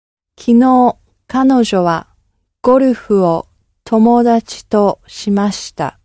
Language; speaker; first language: Japanese; non-native, learner; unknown